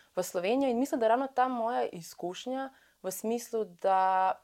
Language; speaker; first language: Slovenian; early bilingual, other home language; Bosnian